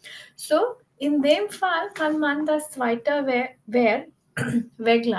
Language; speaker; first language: German; non-native, fluent; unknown